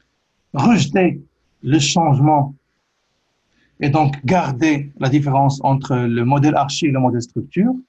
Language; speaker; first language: French; native; French